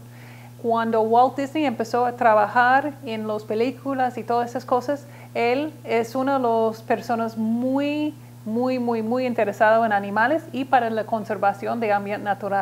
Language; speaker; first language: Spanish; non-native, learner; English